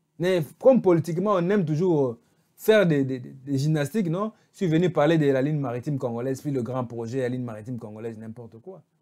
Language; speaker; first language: French; non-native, local second language; Lingala